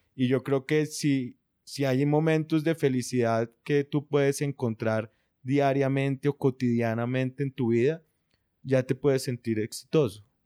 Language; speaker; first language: Spanish; native; Spanish